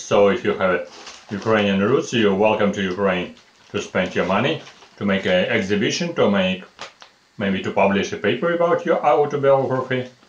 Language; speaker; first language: English; non-native, fluent; Russian